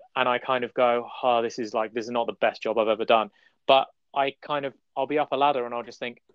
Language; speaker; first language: English; native; English